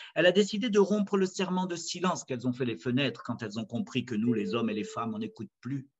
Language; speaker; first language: French; native; French